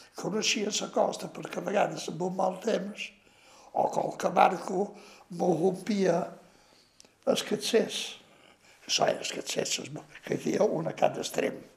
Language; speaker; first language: Catalan; native; Catalan